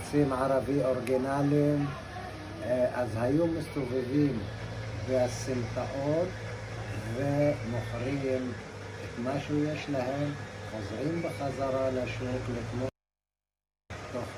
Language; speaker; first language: Hebrew; non-native, local second language; Arabic